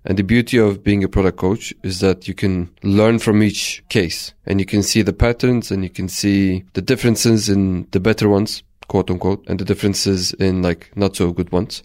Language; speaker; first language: English; non-native, fluent; Turkish